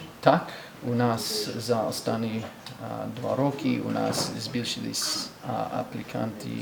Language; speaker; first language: Ukrainian; non-native, learner; English